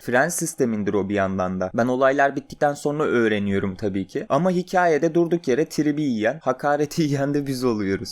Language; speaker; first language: Turkish; native; Turkish